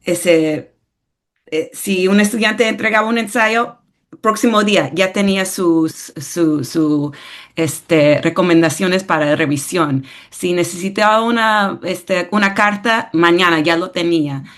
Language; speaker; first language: Spanish; early bilingual, heritage; English